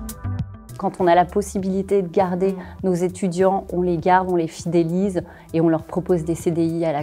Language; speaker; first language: French; native; French